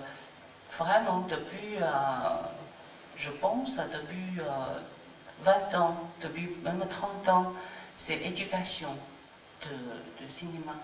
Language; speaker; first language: French; non-native, fluent; Chinese